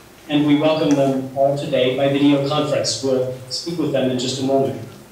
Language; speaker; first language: English; native; English